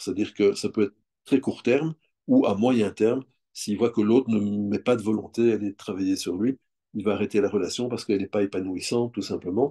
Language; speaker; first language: French; native; French